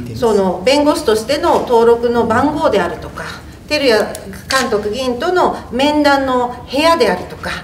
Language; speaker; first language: Japanese; native; Japanese